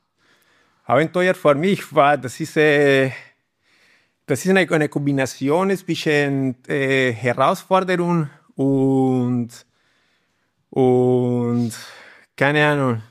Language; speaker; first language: German; non-native, learner; Spanish